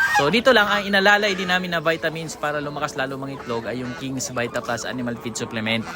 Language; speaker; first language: Filipino; non-native, local second language; Cebuano